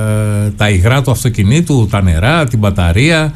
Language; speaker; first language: Greek; native; Greek